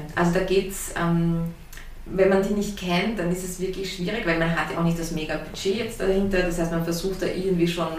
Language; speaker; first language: German; early bilingual, heritage; German